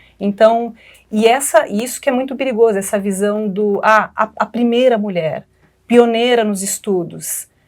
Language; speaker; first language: Portuguese; native; Portuguese